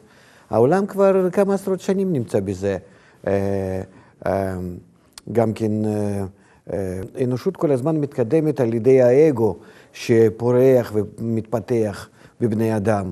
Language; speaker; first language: Hebrew; non-native, fluent; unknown